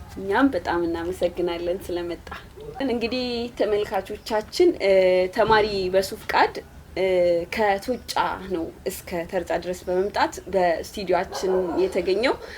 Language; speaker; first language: Amharic; non-native, local second language; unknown